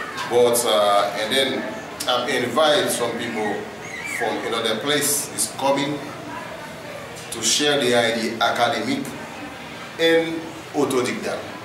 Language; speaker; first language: English; non-native, learner; Haitian Creole